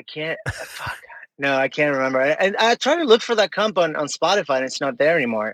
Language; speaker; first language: English; non-native, fluent; Spanish